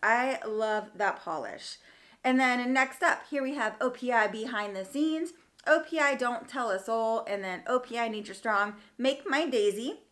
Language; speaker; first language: English; native; English